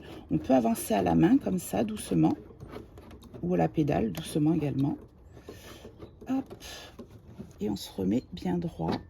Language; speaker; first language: French; native; French